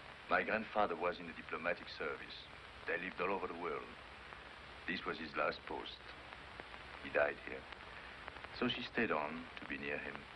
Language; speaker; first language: English; non-native, fluent; French